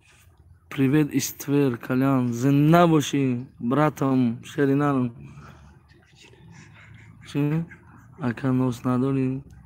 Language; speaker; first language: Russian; non-native, local second language; Tajik